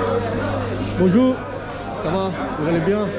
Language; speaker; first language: French; non-native, learner; Nepali